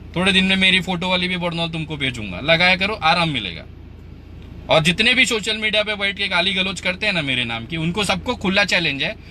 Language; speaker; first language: Hindi; native; Hindi